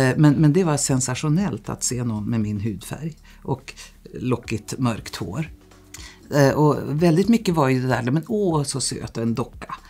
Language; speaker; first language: Swedish; native; Swedish